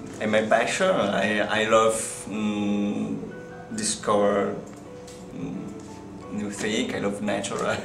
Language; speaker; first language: English; non-native, learner; Italian